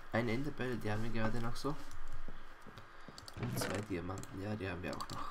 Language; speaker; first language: German; native; German